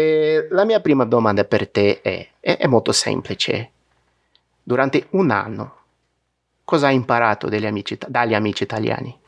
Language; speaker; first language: Italian; non-native, fluent; Portuguese